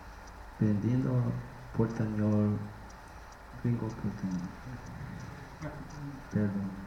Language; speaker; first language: Portuguese; non-native, learner; English